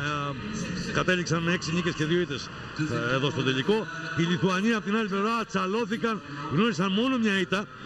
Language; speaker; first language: Greek; native; Greek